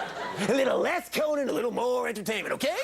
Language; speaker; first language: English; native; English